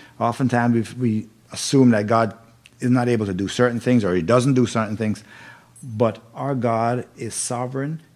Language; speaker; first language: English; native; English